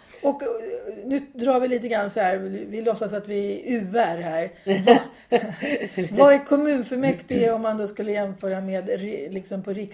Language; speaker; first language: Swedish; native; Swedish